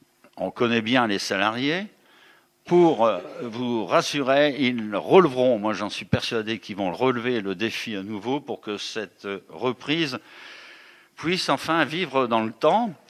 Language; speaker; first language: French; native; French